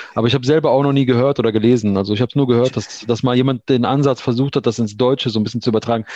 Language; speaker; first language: German; early bilingual, other home language; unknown